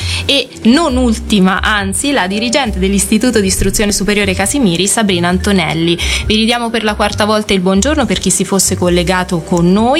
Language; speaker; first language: Italian; native; Italian